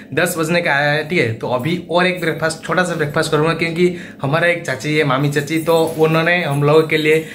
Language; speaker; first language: Hindi; non-native, local second language; Odia